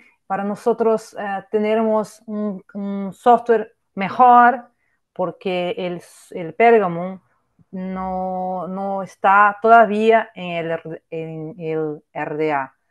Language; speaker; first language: Spanish; non-native, fluent; Portuguese